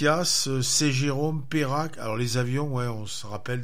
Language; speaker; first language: French; native; French